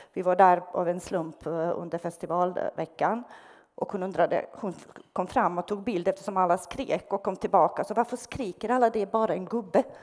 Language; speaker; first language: Swedish; non-native, fluent; Bosnian